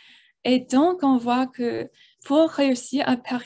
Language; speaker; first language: French; non-native, learner; English